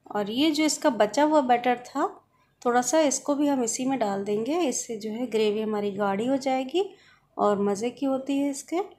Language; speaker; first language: Hindi; native; Hindi